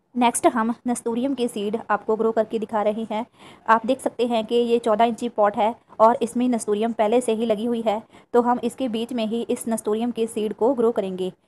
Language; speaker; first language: Hindi; non-native, local second language; Punjabi